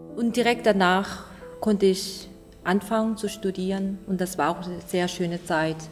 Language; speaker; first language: German; non-native, fluent; Korean